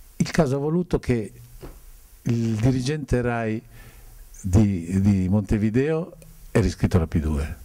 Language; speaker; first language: Italian; native; Italian